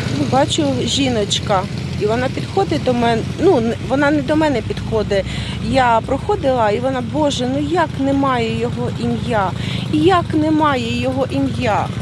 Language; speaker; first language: Ukrainian; non-native, local second language; Russian